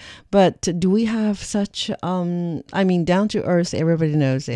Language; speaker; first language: English; non-native, fluent; Chinese